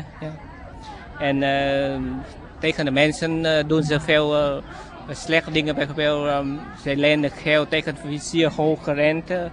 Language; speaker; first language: Dutch; non-native, learner; Vietnamese